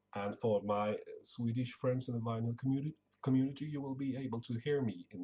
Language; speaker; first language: English; non-native, fluent; Swedish